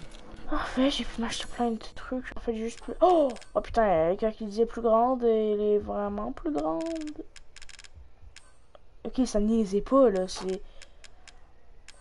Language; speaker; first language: French; native; French